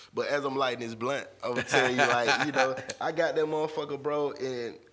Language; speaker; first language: English; native; English